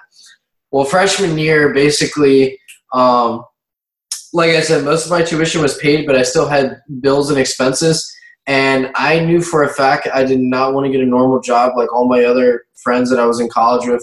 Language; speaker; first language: English; native; English